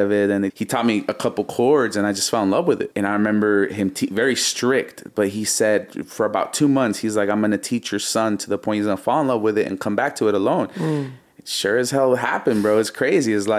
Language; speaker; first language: English; early bilingual, other home language; Spanish